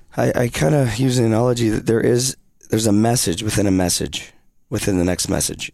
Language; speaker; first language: English; native; English